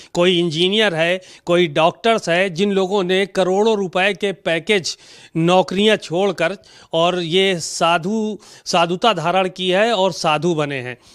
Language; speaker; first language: Hindi; native; Hindi